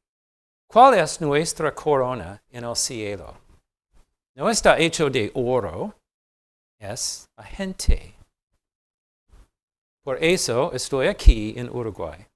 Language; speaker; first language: Spanish; non-native, fluent; English